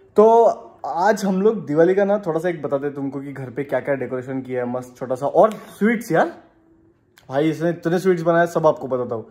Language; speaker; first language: Hindi; non-native, local second language; Marathi